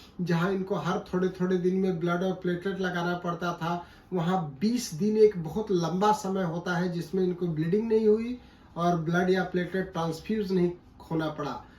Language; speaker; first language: Hindi; native; Hindi